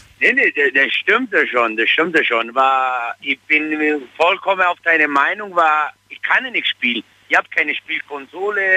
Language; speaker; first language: German; non-native, fluent; Italian